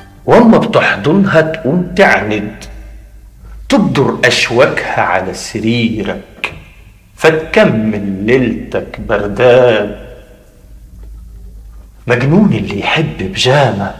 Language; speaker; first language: Arabic; native; Arabic